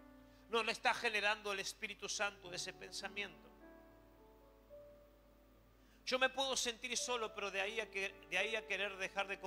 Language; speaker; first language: Spanish; native; Spanish